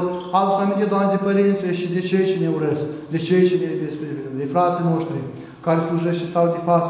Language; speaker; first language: Romanian; native; Romanian